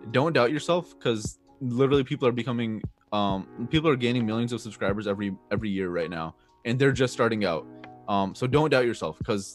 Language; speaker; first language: English; native; English